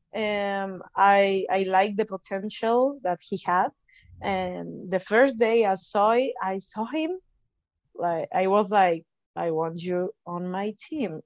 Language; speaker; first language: English; non-native, fluent; Spanish